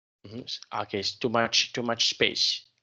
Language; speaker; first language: English; non-native, fluent; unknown